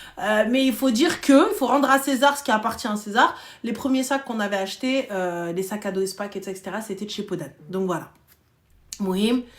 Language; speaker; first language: French; early bilingual, other home language; Arabic